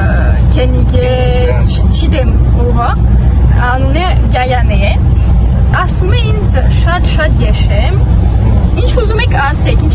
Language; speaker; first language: Armenian; early bilingual, heritage; Armenian